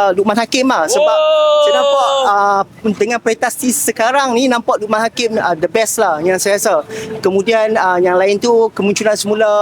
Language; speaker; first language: Malay; native; Malay